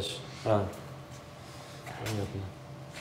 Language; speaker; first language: Russian; non-native, learner; Dutch